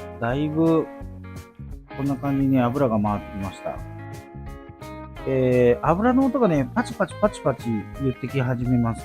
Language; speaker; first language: Japanese; native; Japanese